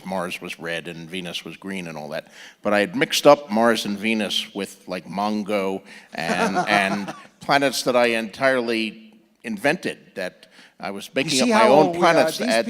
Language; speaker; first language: English; native; English